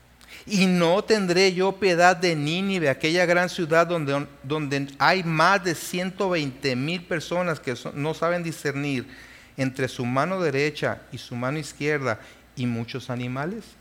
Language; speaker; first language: Spanish; native; Spanish